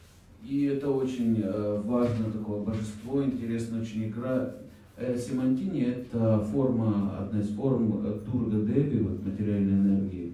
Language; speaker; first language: Russian; native; Russian